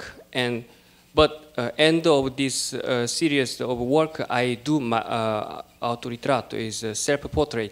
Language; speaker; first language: English; non-native, learner; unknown